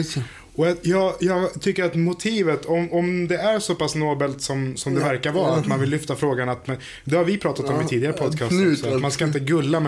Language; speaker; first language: Swedish; native; Swedish